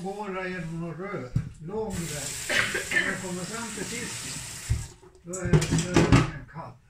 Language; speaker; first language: Swedish; native; Swedish